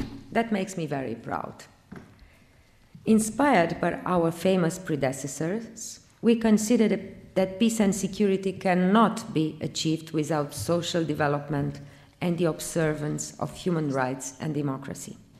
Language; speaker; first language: English; non-native, fluent; Romanian